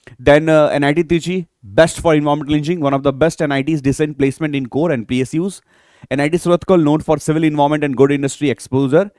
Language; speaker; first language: English; non-native, local second language; Hindi